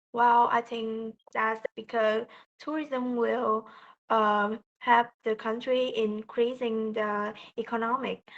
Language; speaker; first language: English; non-native, learner; Vietnamese